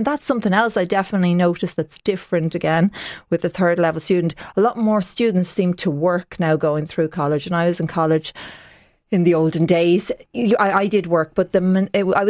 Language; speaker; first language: English; native; English